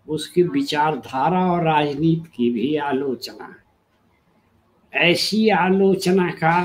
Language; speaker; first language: Hindi; native; Hindi